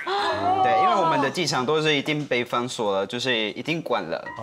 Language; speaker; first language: Chinese; non-native, fluent; Arabic